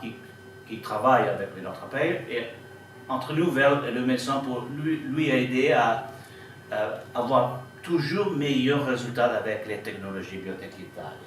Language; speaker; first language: French; non-native, fluent; Italian